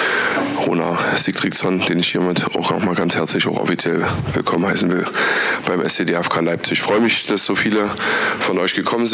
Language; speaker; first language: German; native; German